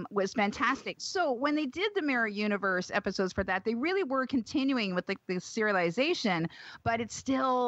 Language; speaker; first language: English; native; English